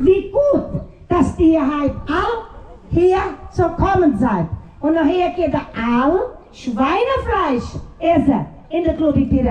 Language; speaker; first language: German; early bilingual, heritage; German